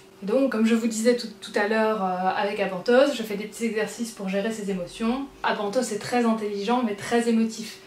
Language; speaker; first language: French; native; French